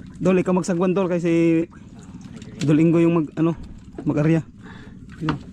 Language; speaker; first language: Filipino; non-native, local second language; Cebuano